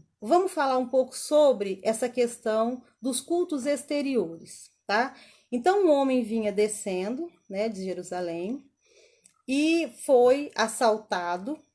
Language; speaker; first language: Portuguese; native; Portuguese